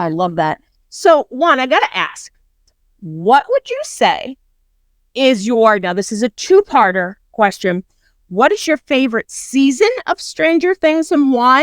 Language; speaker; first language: English; native; English